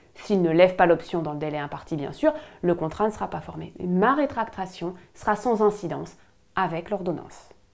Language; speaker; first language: French; native; French